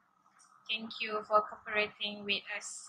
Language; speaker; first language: English; non-native, learner; Malay